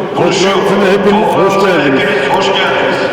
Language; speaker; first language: Turkish; native; Turkish